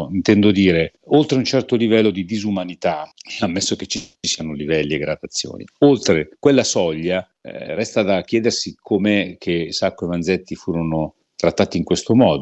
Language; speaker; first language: Italian; native; Italian